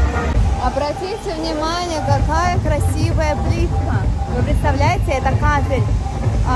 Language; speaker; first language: Russian; native; Russian